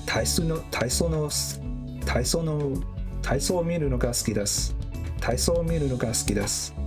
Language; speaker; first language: Japanese; non-native, learner; English